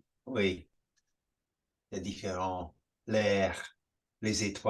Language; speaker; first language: French; non-native, fluent; English